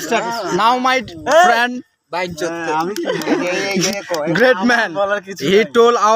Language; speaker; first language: English; non-native, learner; Bangla